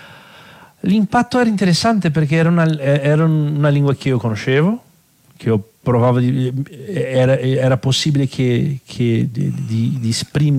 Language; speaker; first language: Italian; non-native, fluent; Portuguese